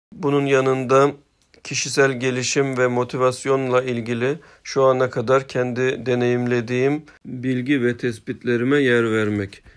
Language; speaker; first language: Turkish; early bilingual, heritage; Turkish